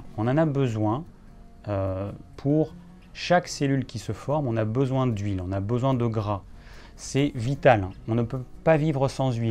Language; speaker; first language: French; native; French